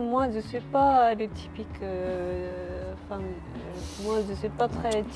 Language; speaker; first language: French; non-native, learner; Japanese